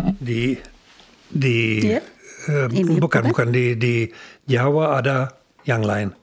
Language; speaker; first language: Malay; non-native, learner; Czech